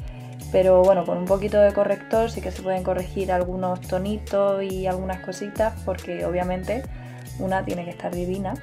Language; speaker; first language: Spanish; native; Spanish